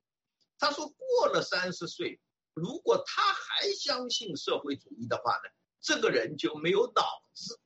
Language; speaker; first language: Chinese; native; Chinese